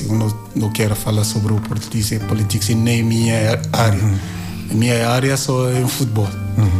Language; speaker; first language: Portuguese; non-native, learner; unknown